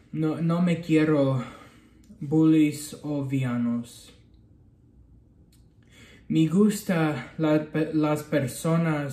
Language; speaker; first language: Spanish; non-native, learner; English